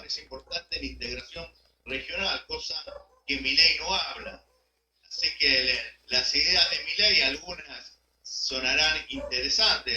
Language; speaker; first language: Spanish; native; Spanish